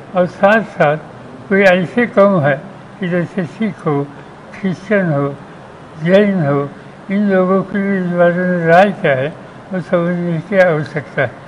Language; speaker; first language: Hindi; non-native, local second language; Marathi